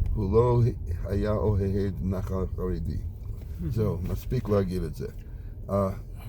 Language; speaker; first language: Hebrew; non-native, fluent; English